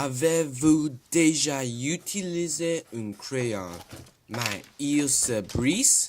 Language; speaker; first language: French; non-native, learner; English